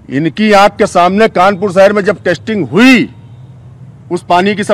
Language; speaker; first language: Hindi; native; Hindi